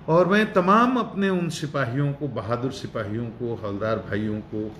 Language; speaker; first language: Hindi; native; Hindi